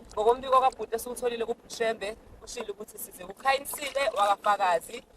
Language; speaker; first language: Zulu; native; Zulu